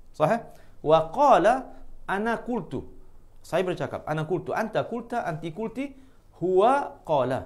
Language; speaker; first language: Arabic; non-native, fluent; Malay